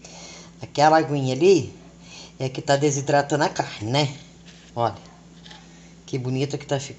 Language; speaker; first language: Portuguese; native; Portuguese